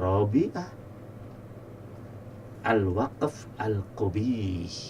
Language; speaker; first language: Arabic; non-native, fluent; Indonesian